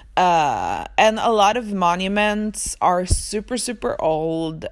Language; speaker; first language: English; early bilingual, other home language; Swedish